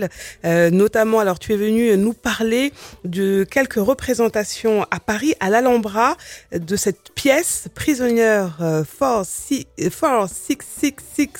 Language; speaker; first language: French; native; French